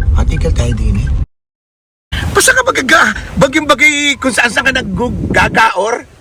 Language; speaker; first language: Filipino; native; Filipino